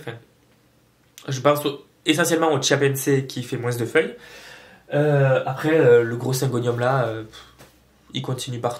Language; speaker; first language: French; native; French